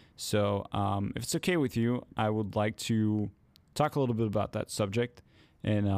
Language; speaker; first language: English; non-native, fluent; Dutch